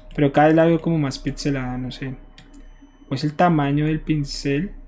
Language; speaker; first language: Spanish; native; Spanish